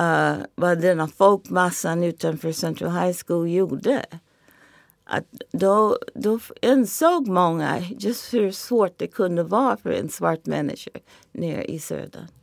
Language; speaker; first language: Swedish; non-native, fluent; English